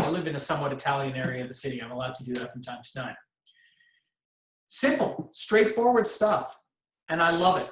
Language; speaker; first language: English; native; English